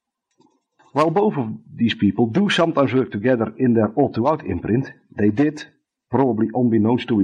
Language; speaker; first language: English; non-native, fluent; Dutch